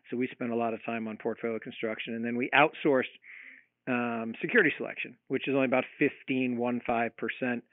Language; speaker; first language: English; native; English